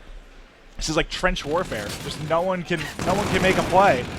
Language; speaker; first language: English; native; English